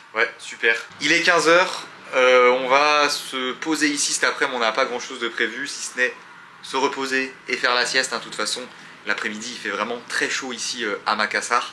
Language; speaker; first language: French; native; French